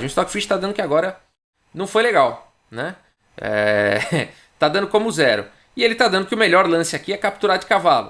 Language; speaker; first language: Portuguese; native; Portuguese